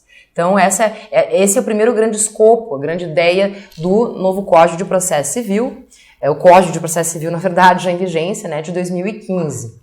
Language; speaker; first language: Portuguese; native; Portuguese